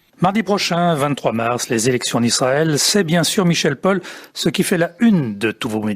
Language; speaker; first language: French; native; French